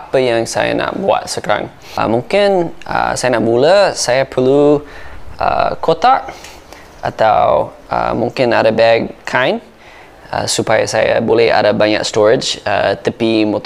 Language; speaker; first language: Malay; non-native, fluent; English